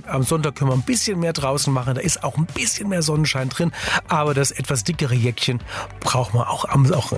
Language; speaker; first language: German; native; German